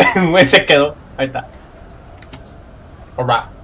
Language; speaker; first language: Spanish; early bilingual, heritage; Spanish